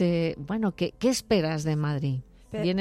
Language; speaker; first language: Spanish; native; Spanish